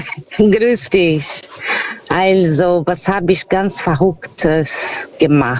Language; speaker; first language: German; non-native, fluent; Portuguese